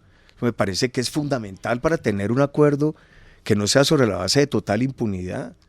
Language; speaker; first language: Spanish; native; Spanish